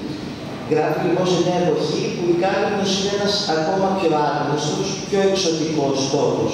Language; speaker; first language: Greek; native; Greek